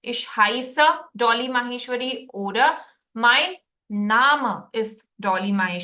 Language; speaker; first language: German; non-native, fluent; Hindi